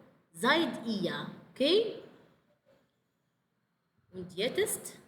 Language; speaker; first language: German; non-native, fluent; Arabic